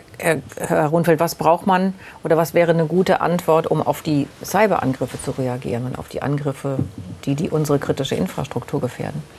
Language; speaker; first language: German; native; German